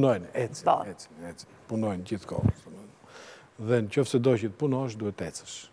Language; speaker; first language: Albanian; native; Albanian